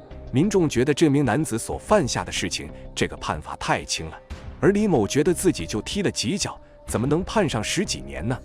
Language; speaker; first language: Chinese; native; Chinese